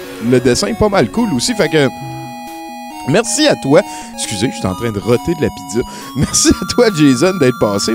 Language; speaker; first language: French; native; French